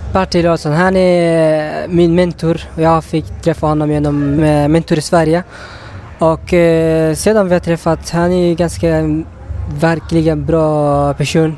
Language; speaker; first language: Swedish; non-native, learner; Tigrinya